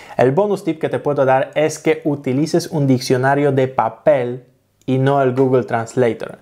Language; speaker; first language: Spanish; non-native, fluent; Polish